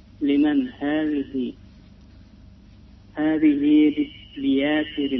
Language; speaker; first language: Arabic; non-native, learner; Indonesian